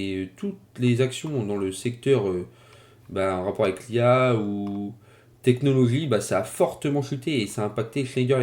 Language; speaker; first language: French; native; French